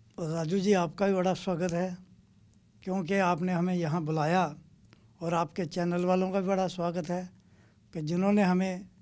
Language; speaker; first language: Hindi; non-native, local second language; Dogri